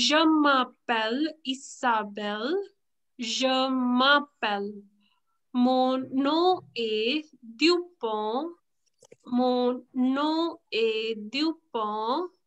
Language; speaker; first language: French; non-native, fluent; Hindi